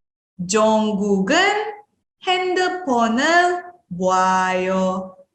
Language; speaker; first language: Korean; non-native, fluent; Indonesian